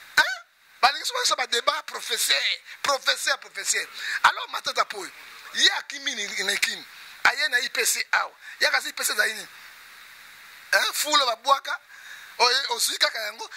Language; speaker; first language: Lingala; native; Lingala